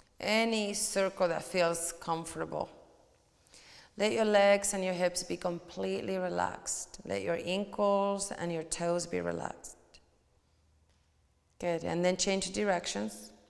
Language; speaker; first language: English; non-native, fluent; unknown